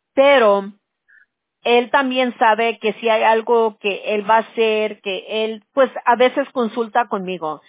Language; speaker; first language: Spanish; early bilingual, other home language; English